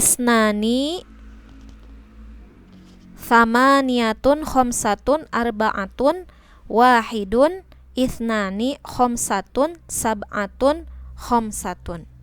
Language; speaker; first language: Arabic; non-native, learner; Indonesian